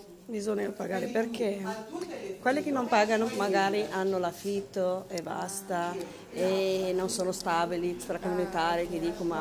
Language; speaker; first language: Italian; non-native, fluent; Arabic